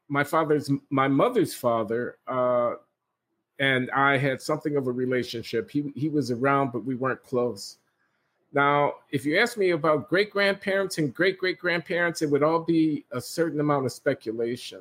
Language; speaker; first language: English; native; English